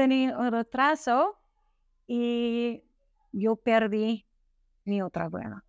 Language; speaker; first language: Spanish; non-native, learner; English